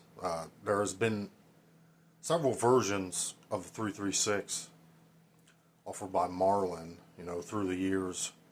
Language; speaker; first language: English; native; English